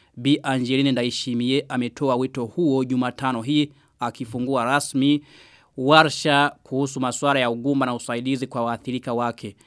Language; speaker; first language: Swahili; non-native, local second language; Rundi